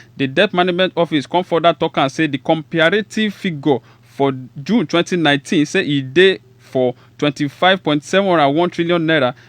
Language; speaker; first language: Nigerian Pidgin; non-native, local second language; Yoruba